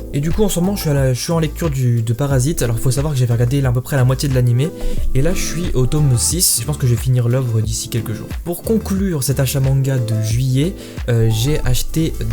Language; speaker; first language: French; native; French